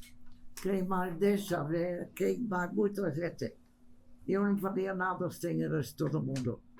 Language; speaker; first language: Portuguese; non-native, fluent; English